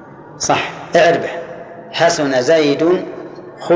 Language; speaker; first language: Arabic; native; Arabic